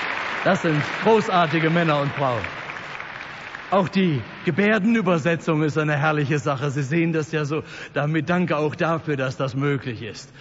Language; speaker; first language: German; native; German